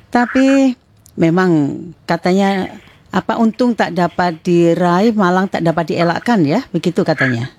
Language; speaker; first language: Indonesian; native; Indonesian